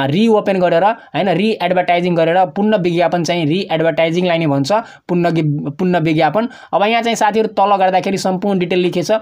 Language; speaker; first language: Nepali; non-native, local second language; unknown